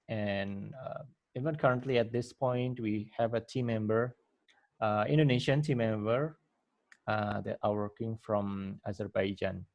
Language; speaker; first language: English; non-native, fluent; Indonesian